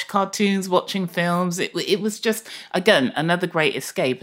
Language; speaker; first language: English; native; English